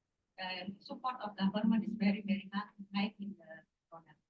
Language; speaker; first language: English; non-native, learner; Indonesian